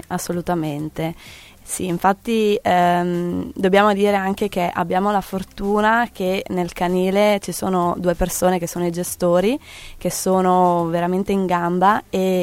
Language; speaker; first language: Italian; native; Italian